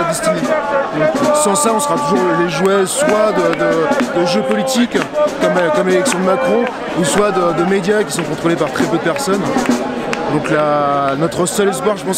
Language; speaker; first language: French; native; French